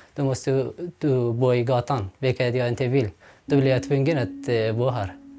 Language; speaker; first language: Swedish; non-native, fluent; Persian